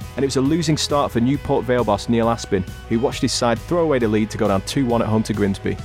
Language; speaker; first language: English; native; English